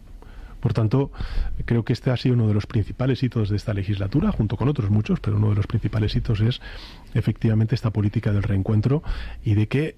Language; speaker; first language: Spanish; native; Spanish